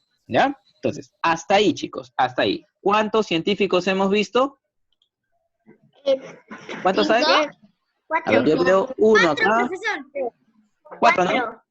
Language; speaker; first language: Spanish; native; Spanish